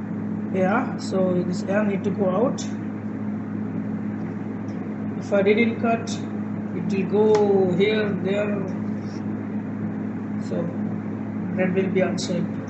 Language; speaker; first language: English; non-native, local second language; Sinhala